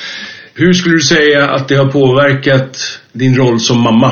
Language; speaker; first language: Swedish; native; Swedish